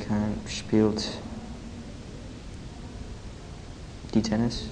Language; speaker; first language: German; non-native, learner; English